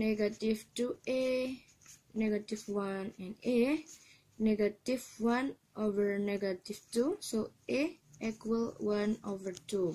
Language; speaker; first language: English; non-native, learner; Indonesian